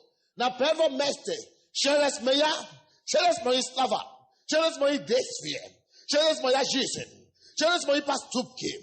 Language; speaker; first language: Russian; non-native, fluent; Yoruba